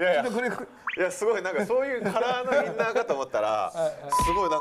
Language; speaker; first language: Japanese; native; Japanese